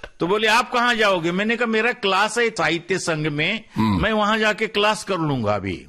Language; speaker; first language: Hindi; non-native, local second language; Marathi